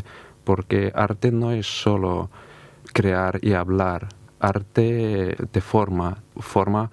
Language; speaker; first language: Spanish; non-native, fluent; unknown